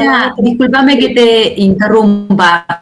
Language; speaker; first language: Spanish; native; Spanish